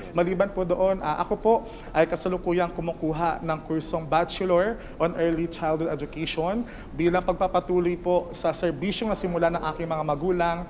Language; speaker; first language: Filipino; native; Filipino